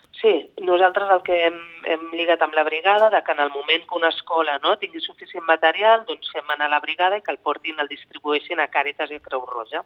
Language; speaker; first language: Catalan; native; Catalan